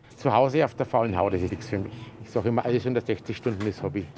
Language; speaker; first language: German; native; German